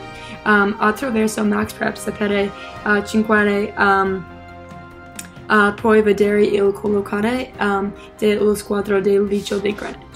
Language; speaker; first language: Italian; non-native, learner; English